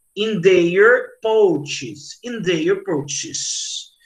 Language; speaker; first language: English; non-native, fluent; Portuguese